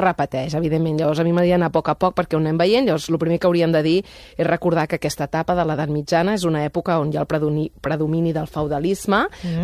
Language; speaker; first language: Catalan; native; Catalan